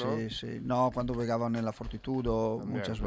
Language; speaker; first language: Spanish; non-native, fluent; Italian